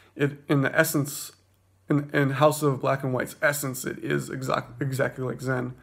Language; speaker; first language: English; native; English